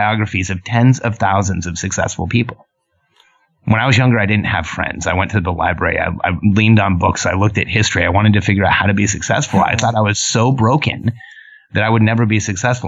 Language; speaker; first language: English; early bilingual, other home language; Spanish